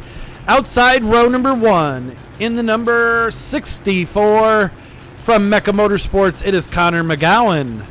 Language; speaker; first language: English; native; English